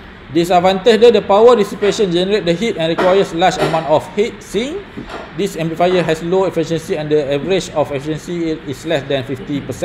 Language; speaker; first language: English; non-native, local second language; Malay